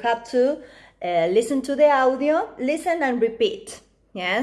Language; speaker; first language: English; non-native, fluent; Spanish